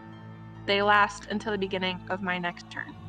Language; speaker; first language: English; native; English